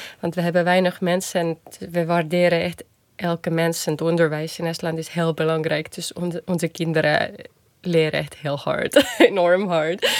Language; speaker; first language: Dutch; non-native, fluent; Estonian